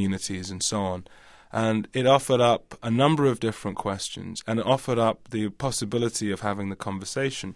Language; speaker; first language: English; native; English